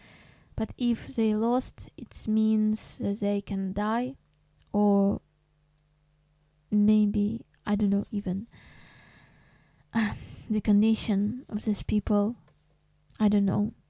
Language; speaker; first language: English; non-native, learner; Crimean Tatar